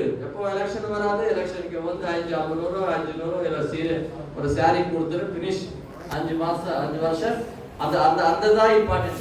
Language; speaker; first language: Tamil; non-native, learner; Kannada